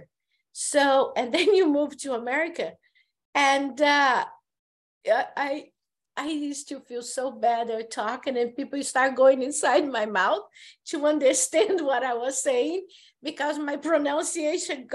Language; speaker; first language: English; non-native, fluent; Portuguese